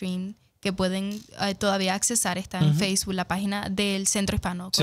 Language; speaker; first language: Spanish; native; Spanish